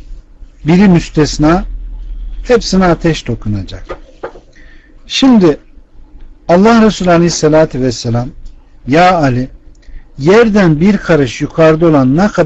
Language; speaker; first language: Turkish; native; Turkish